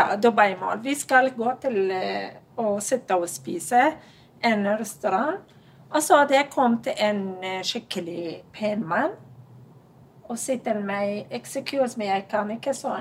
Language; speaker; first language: Norwegian; non-native, learner; Arabic